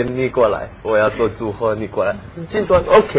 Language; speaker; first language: Chinese; non-native, learner; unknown